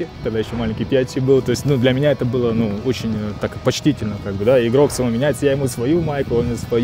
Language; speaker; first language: Russian; native; Russian